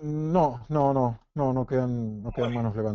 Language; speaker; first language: Spanish; native; Spanish